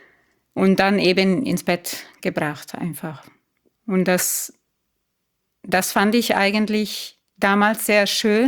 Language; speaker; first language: German; non-native, fluent; Italian